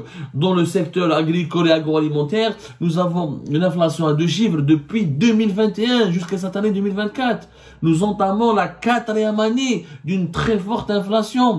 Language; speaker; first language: French; non-native, local second language; Arabic